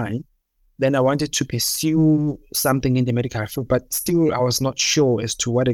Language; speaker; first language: English; non-native, local second language; Zulu